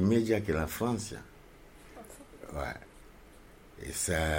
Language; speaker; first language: Spanish; non-native, learner; Lingala